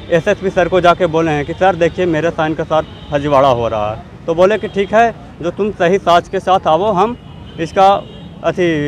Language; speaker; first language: Hindi; native; Hindi